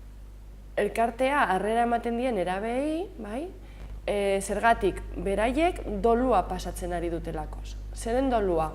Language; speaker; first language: Basque; native; Basque